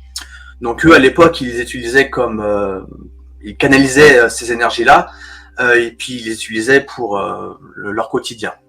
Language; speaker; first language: French; native; French